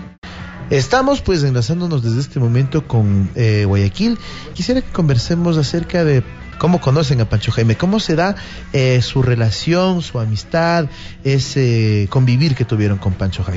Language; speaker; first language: Spanish; native; Spanish